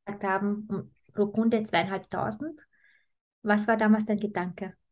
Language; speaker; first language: German; native; German